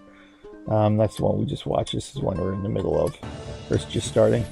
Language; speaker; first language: English; native; English